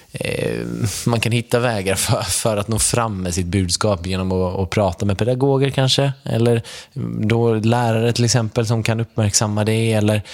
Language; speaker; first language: Swedish; native; Swedish